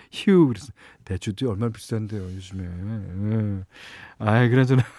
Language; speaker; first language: Korean; native; Korean